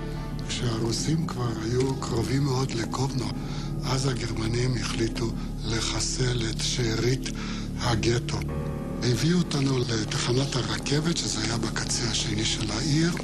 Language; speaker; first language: Hebrew; non-native, fluent; Yiddish